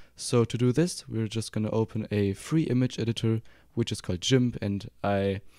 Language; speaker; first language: English; non-native, fluent; German